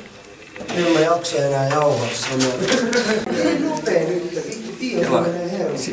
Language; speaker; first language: Finnish; native; Finnish